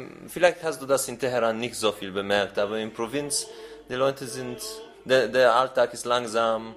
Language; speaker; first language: German; non-native, learner; Bulgarian